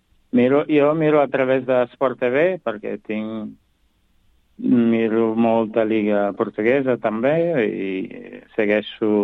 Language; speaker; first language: Catalan; non-native, fluent; Kabuverdianu